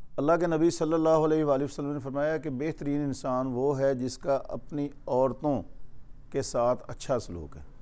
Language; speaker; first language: Urdu; non-native, local second language; Punjabi